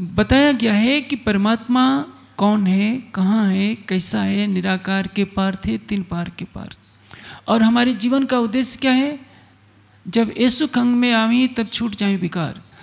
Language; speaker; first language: Hindi; native; Hindi